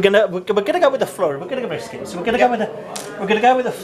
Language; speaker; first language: English; native; English